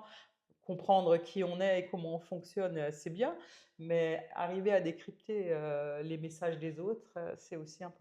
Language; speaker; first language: French; native; French